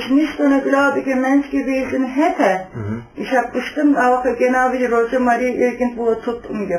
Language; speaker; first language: German; non-native, fluent; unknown